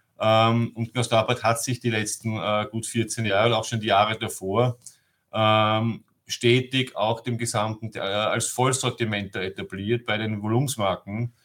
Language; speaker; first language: German; native; German